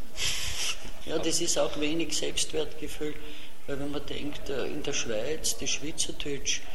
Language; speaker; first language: German; non-native, local second language; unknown